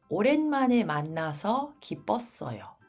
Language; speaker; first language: Korean; early bilingual, heritage; Japanese